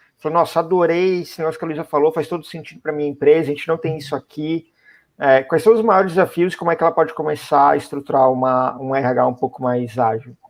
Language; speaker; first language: Portuguese; native; Portuguese